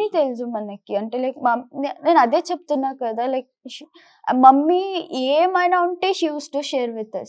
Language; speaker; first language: Telugu; non-native, local second language; Kannada